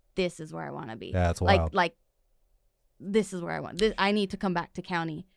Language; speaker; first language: English; native; English